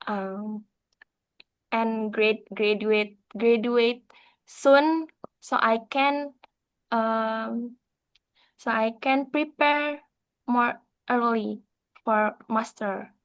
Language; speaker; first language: English; non-native, learner; Indonesian